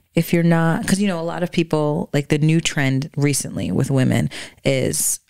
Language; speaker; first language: English; native; English